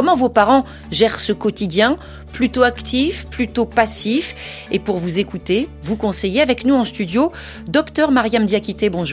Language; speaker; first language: French; native; French